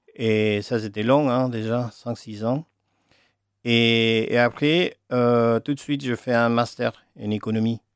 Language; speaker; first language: French; non-native, fluent; Spanish